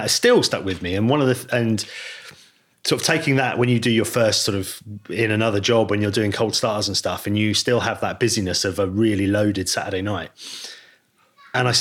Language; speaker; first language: English; native; English